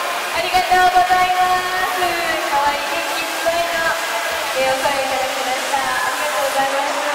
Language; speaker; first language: Japanese; native; Japanese